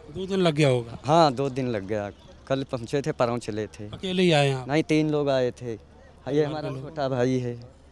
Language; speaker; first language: Hindi; native; Hindi